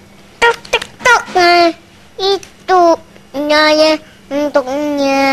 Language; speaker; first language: Indonesian; native; Indonesian